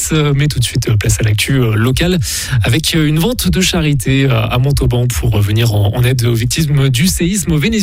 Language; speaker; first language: French; native; French